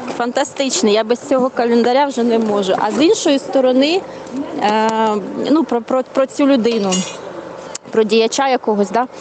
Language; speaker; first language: Ukrainian; native; Ukrainian